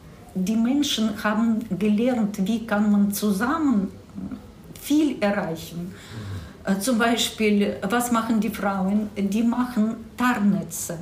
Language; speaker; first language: German; non-native, fluent; Russian